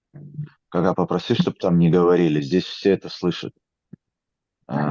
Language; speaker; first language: Russian; native; Russian